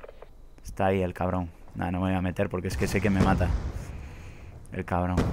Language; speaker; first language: Spanish; native; Spanish